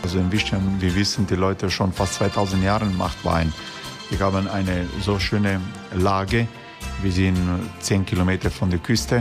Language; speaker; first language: German; non-native, fluent; Croatian